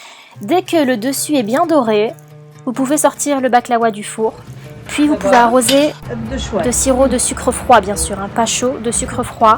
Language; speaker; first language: French; native; French